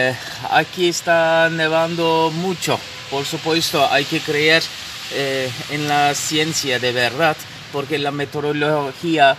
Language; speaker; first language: Spanish; non-native, fluent; Turkish